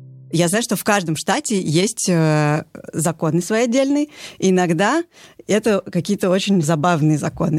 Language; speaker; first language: Russian; native; Russian